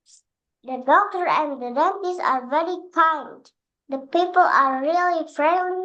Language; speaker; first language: English; non-native, learner; Indonesian